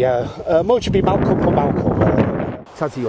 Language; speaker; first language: Bulgarian; non-native, learner; English